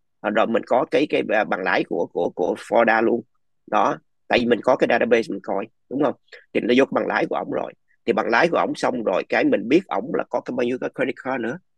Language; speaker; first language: Vietnamese; early bilingual, other home language; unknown